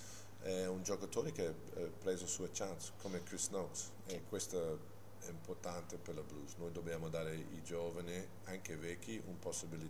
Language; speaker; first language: Italian; non-native, fluent; English